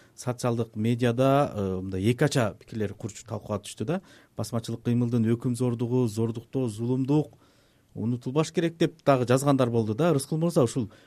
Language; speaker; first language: Kyrgyz; native; Kyrgyz